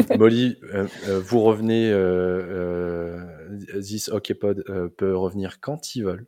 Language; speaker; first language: French; native; French